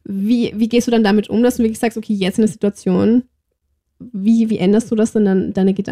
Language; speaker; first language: German; native; German